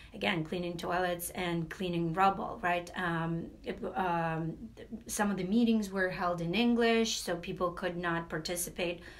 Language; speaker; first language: English; non-native, fluent; Latvian